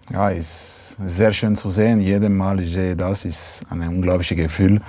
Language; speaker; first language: German; non-native, fluent; Italian